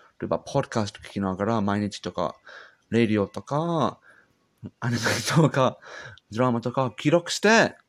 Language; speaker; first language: Japanese; non-native, learner; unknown